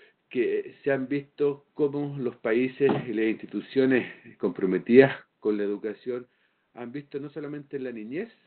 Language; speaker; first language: Spanish; native; Spanish